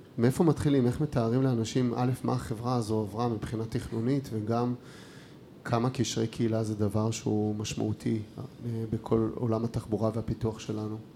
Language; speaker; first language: Hebrew; native; Hebrew